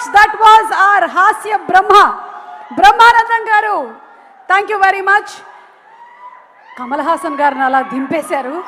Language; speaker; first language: Telugu; native; Telugu